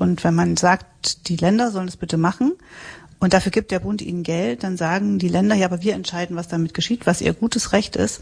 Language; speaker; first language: German; native; German